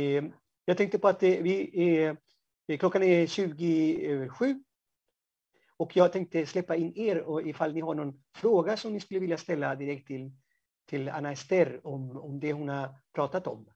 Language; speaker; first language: Swedish; non-native, fluent; Spanish